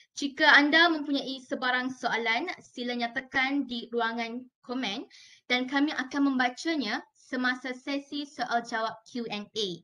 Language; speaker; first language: Malay; native; Malay